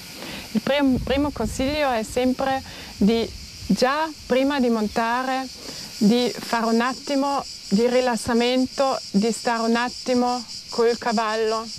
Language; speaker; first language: Italian; non-native, local second language; German